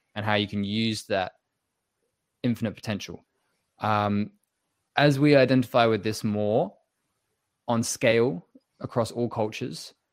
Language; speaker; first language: English; native; English